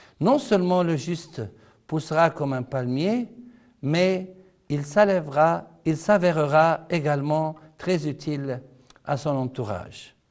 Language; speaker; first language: French; non-native, fluent; Arabic